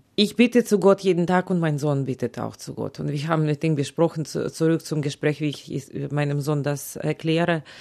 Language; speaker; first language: German; non-native, fluent; Ukrainian